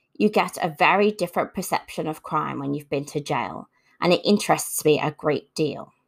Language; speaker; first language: English; native; English